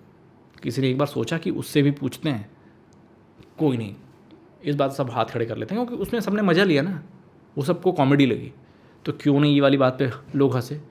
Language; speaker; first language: Hindi; native; Hindi